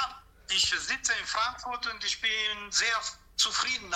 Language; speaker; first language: German; non-native, fluent; Italian